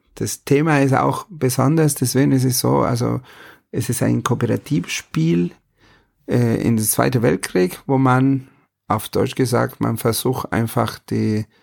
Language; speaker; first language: German; non-native, fluent; Spanish